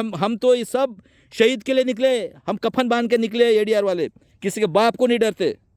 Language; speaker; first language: Hindi; non-native, local second language; Marathi